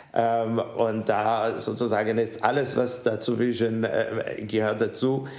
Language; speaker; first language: German; non-native, fluent; Hebrew